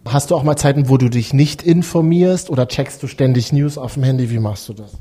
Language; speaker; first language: German; native; German